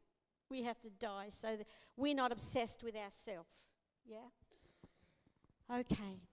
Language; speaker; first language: English; native; English